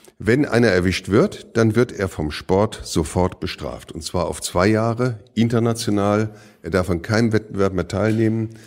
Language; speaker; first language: German; native; German